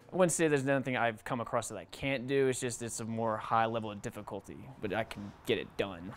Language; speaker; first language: English; native; English